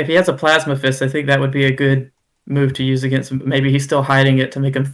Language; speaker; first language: English; native; English